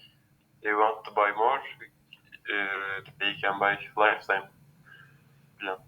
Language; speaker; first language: English; non-native, learner; Turkish